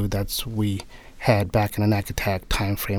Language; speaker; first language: English; non-native, local second language; Nepali